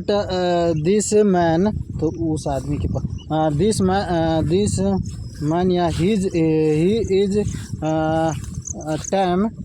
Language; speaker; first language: English; non-native, learner; Hindi